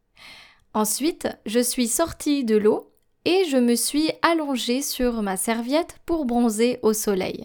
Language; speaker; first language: French; non-native, fluent; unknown